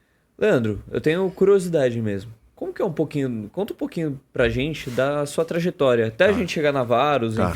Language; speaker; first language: Portuguese; native; Portuguese